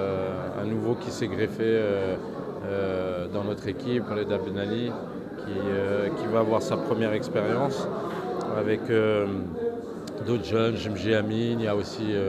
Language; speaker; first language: French; non-native, local second language; Arabic